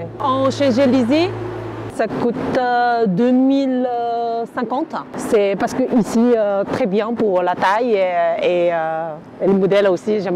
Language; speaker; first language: French; non-native, learner; Chinese